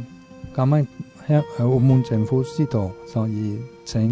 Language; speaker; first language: Cantonese; non-native, fluent; Italian